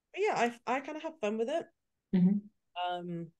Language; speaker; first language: English; native; English